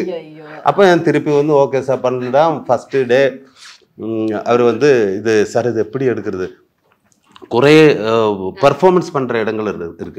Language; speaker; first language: Tamil; non-native, learner; Malayalam